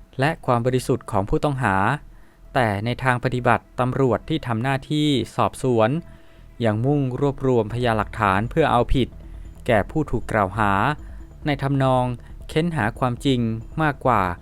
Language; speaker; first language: Thai; native; Thai